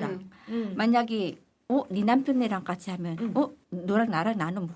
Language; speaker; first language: Korean; non-native, learner; Filipino